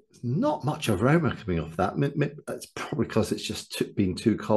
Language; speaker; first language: English; native; English